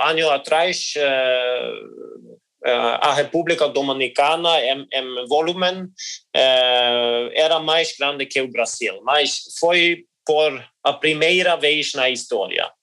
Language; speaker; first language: Portuguese; non-native, learner; Norwegian